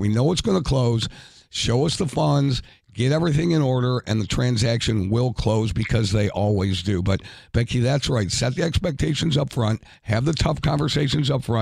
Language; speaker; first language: English; native; English